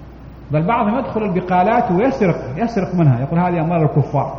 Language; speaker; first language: Arabic; native; Arabic